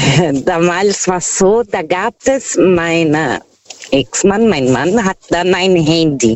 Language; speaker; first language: German; non-native, fluent; Portuguese